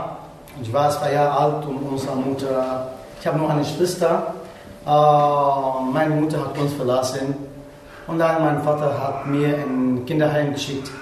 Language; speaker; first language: German; non-native, learner; Arabic